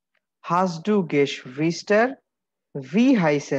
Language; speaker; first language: German; non-native, learner; Bangla